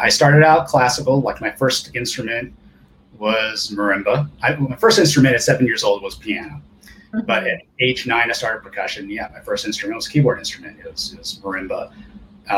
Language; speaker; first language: English; early bilingual, other home language; Japanese